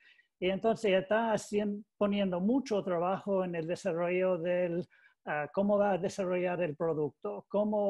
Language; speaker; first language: Spanish; non-native, learner; English